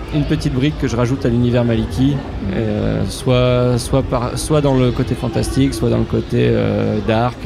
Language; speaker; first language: French; native; French